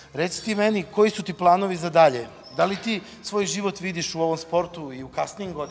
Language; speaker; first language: Bosnian; native; Bosnian